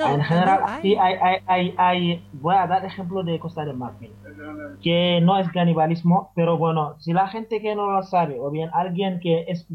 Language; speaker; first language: Spanish; non-native, fluent; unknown